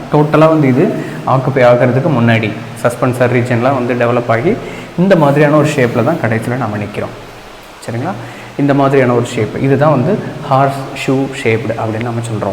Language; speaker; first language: Tamil; native; Tamil